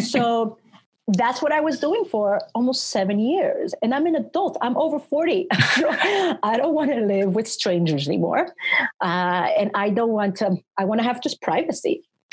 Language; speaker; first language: English; early bilingual, other home language; Spanish